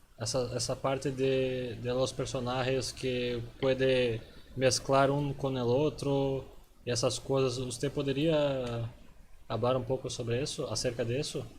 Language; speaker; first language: Spanish; non-native, learner; Portuguese